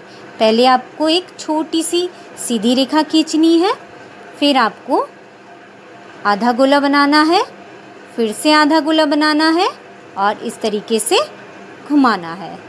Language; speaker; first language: Hindi; native; Hindi